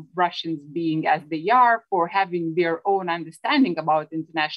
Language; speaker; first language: English; non-native, fluent; Lithuanian